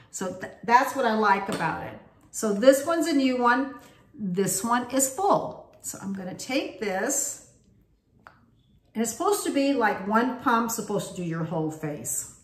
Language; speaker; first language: English; native; English